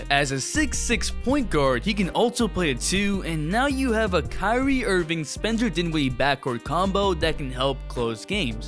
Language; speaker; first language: English; native; English